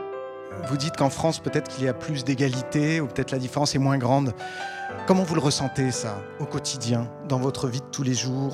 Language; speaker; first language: French; native; French